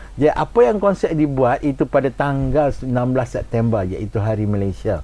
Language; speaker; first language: Malay; native; Malay